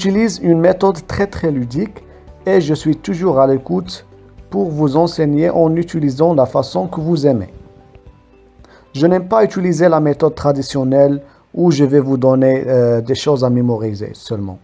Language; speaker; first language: French; non-native, local second language; Arabic